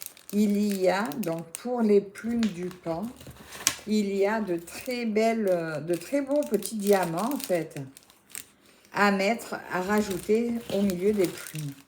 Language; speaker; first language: French; native; French